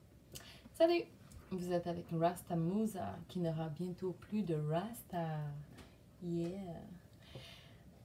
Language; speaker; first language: French; native; French